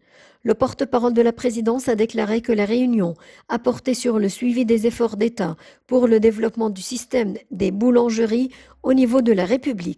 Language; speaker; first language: French; non-native, fluent; Arabic